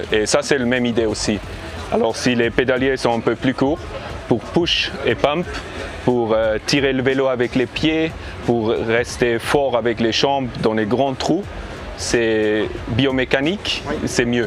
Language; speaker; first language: French; non-native, learner; English